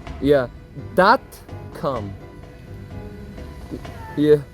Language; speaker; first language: English; non-native, learner; Korean